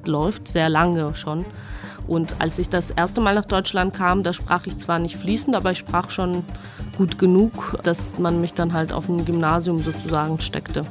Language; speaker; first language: German; non-native, fluent; Georgian